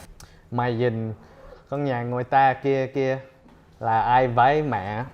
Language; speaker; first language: Vietnamese; early bilingual, heritage; Vietnamese